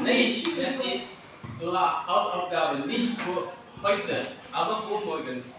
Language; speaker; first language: German; non-native, learner; Indonesian